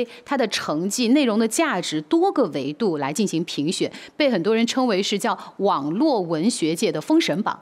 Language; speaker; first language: Chinese; native; Chinese